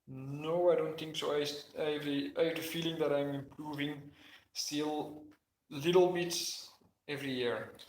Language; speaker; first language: English; non-native, fluent; Dutch